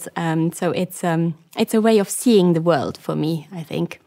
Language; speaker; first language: English; non-native, fluent; Luxembourgish